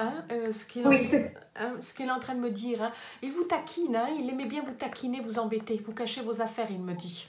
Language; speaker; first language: French; native; French